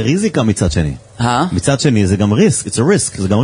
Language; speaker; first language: Hebrew; native; Hebrew